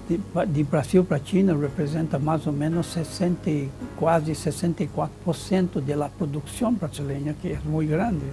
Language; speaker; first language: Spanish; non-native, fluent; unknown